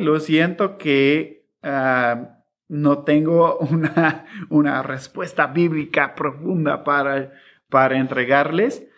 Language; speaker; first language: Spanish; non-native, fluent; English